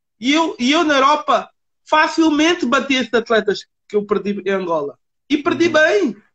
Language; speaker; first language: Portuguese; native; Portuguese